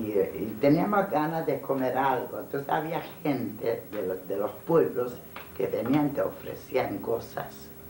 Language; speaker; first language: Spanish; non-native, fluent; Hungarian